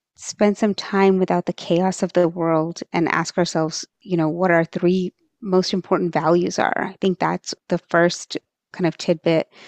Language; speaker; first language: English; early bilingual, other home language; Marathi